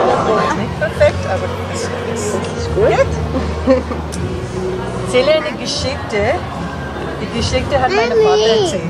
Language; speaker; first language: German; non-native, learner; Tibetan